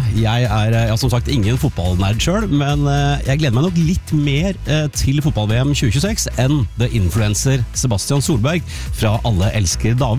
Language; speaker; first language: Norwegian; native; Norwegian